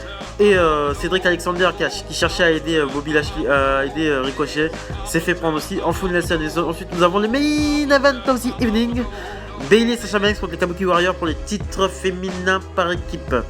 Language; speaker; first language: French; native; French